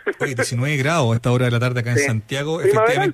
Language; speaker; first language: Spanish; native; Spanish